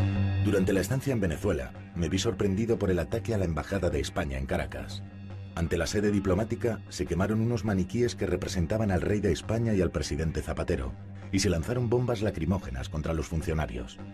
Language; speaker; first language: Spanish; native; Spanish